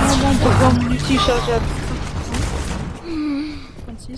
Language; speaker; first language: French; native; French